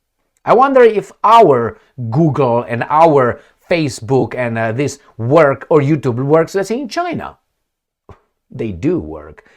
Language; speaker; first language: English; non-native, fluent; Romanian